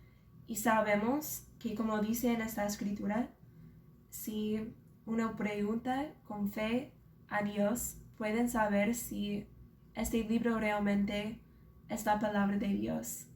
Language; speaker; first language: Spanish; non-native, fluent; English